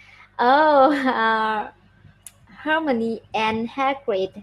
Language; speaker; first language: English; non-native, learner; Vietnamese